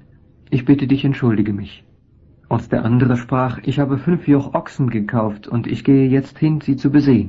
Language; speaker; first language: German; native; German